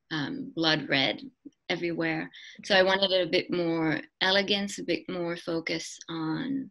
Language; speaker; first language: English; non-native, fluent; French